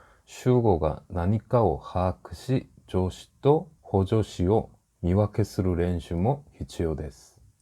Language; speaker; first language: Japanese; non-native, fluent; Korean